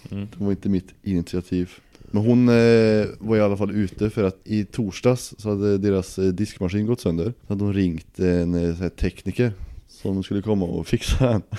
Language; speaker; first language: Swedish; native; Swedish